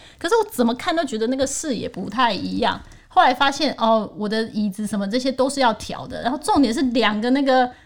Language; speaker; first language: Chinese; native; Chinese